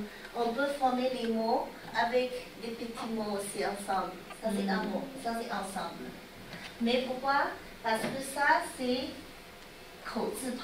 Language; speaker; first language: French; non-native, learner; Chinese